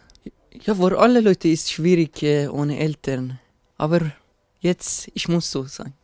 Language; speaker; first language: German; non-native, learner; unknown